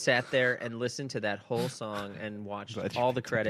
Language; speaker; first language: English; native; English